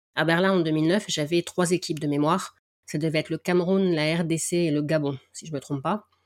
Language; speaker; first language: French; native; French